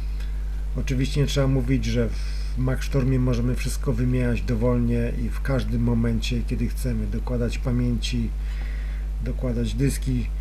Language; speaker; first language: Polish; native; Polish